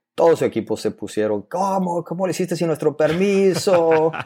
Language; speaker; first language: Spanish; native; Spanish